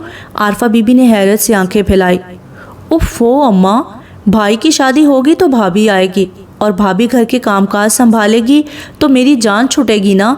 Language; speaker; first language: Urdu; native; Urdu